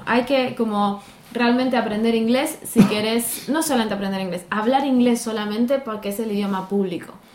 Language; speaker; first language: Spanish; native; Spanish